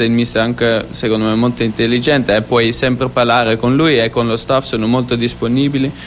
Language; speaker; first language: Italian; non-native, fluent; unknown